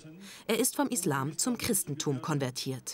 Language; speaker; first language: German; native; German